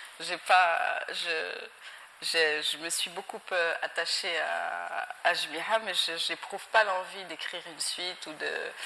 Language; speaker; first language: French; non-native, local second language; Arabic